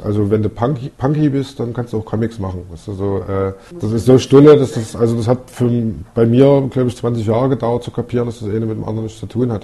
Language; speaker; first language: German; native; German